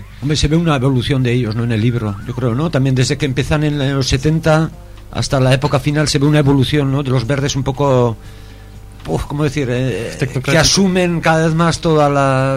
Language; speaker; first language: Spanish; native; Spanish